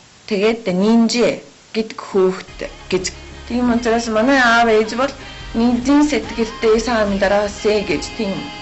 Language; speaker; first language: Mongolian; non-native, learner; Japanese